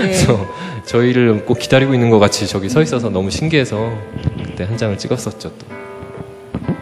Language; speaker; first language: Korean; native; Korean